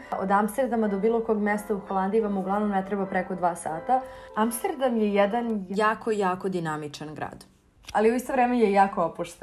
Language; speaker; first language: Serbian; native; Serbian